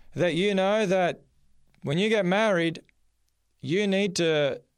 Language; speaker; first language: English; early bilingual, other home language; Macedonian